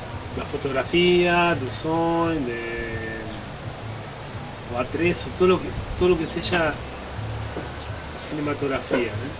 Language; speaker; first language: Portuguese; non-native, fluent; Spanish